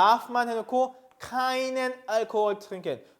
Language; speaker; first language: German; non-native, fluent; Korean